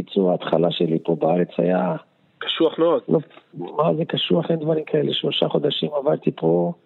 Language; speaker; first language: Hebrew; non-native, fluent; Portuguese